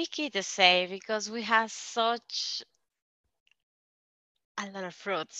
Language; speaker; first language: English; non-native, learner; Spanish